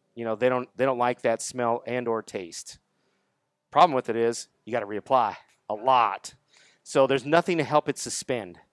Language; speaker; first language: English; native; English